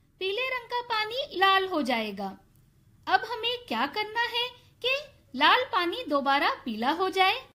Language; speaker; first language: Urdu; native; Urdu